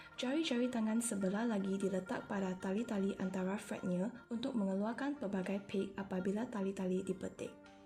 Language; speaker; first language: Malay; non-native, local second language; Chinese